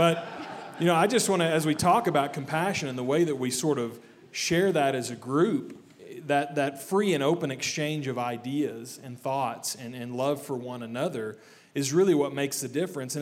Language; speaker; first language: English; native; English